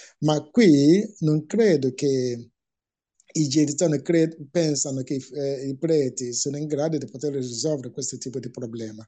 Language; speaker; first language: Italian; non-native, fluent; Igbo